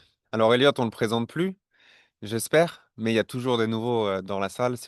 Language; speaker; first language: French; native; French